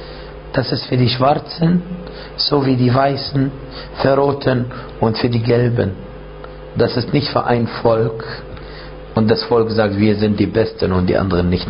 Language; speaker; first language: German; non-native, fluent; Arabic